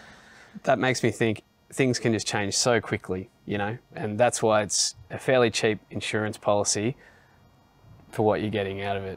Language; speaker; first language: English; native; English